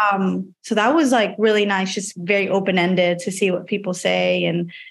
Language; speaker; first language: English; non-native, fluent; Spanish